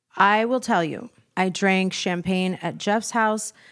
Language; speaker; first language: English; native; English